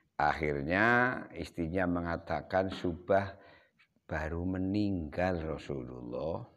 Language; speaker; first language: Indonesian; non-native, local second language; Javanese